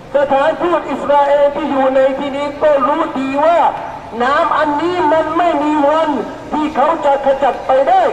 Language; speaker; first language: Thai; native; Thai